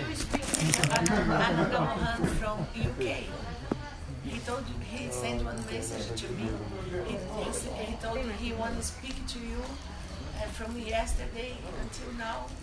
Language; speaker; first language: English; non-native, learner; Portuguese